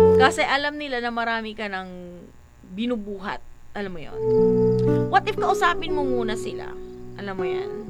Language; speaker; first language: Filipino; non-native, local second language; Waray